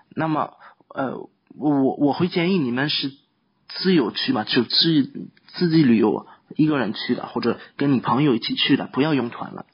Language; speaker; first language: Chinese; non-native, fluent; French